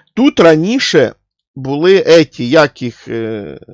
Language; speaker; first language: Ukrainian; non-native, local second language; Russian